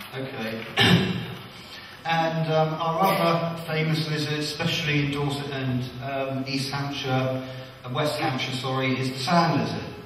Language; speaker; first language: English; native; English